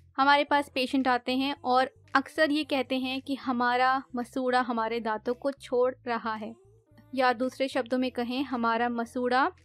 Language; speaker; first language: Hindi; native; Hindi